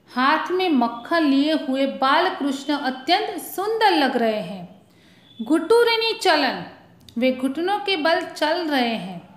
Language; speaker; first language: Hindi; non-native, local second language; Gujarati